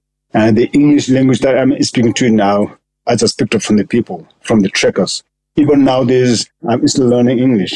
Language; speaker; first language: English; non-native, local second language; Sherpa